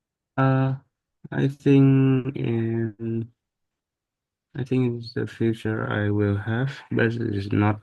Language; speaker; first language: English; non-native, learner; Vietnamese